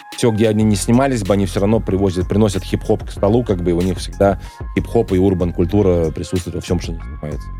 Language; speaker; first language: Russian; native; Russian